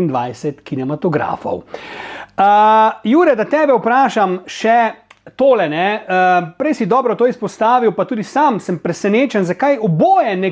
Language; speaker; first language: Slovenian; native; Slovenian